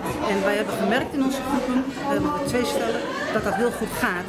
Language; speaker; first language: Dutch; native; Dutch